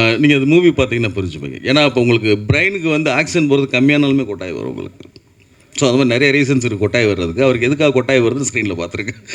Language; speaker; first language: Tamil; native; Tamil